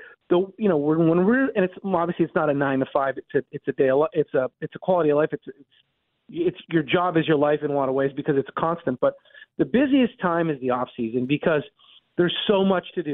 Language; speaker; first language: English; native; English